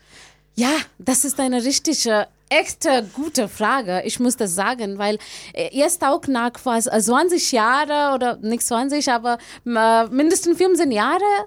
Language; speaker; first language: German; non-native, fluent; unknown